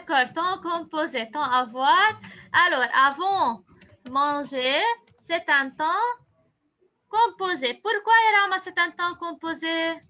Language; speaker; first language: French; non-native, local second language; Arabic